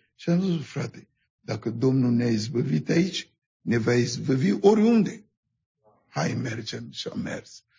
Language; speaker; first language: Romanian; non-native, fluent; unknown